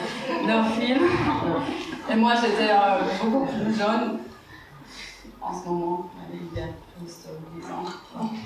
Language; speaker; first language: French; non-native, fluent; Persian